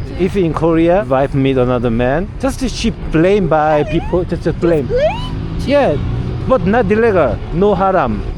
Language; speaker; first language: English; non-native, learner; Korean